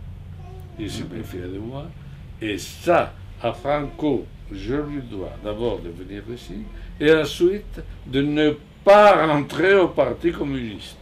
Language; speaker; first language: French; non-native, fluent; Spanish